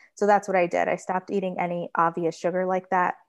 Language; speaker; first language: English; native; English